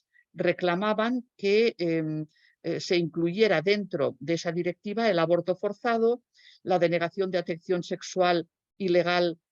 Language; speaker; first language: Spanish; native; Spanish